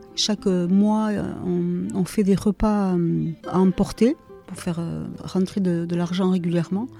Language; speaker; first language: French; native; French